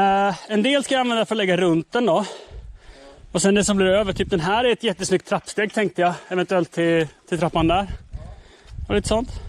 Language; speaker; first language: Swedish; native; Swedish